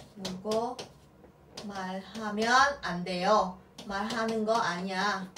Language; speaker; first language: Korean; non-native, fluent; Vietnamese